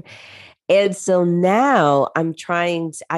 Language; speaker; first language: English; native; English